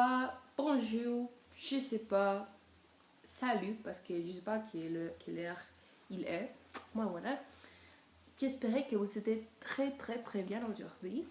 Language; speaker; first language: French; non-native, learner; Spanish